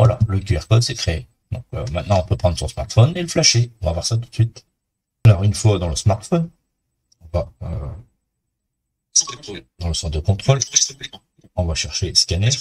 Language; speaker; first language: French; native; French